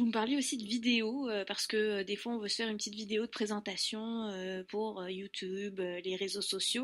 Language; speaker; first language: French; native; French